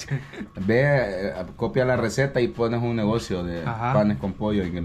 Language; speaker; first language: Spanish; native; Spanish